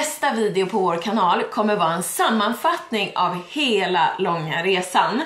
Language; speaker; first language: Swedish; native; Swedish